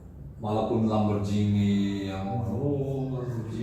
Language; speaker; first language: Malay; non-native, fluent; Dutch